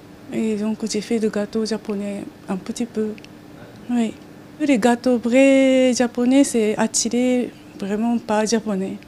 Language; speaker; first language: French; non-native, learner; Japanese